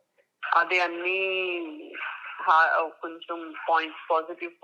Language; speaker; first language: Telugu; non-native, learner; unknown